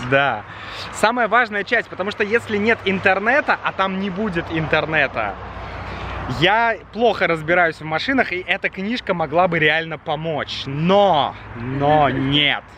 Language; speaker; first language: Russian; native; Russian